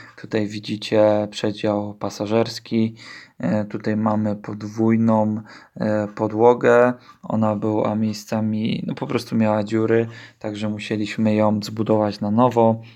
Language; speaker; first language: Polish; native; Polish